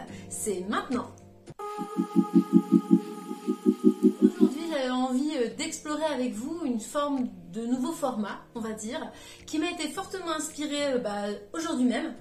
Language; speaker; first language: French; native; French